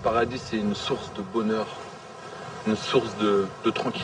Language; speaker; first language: French; native; French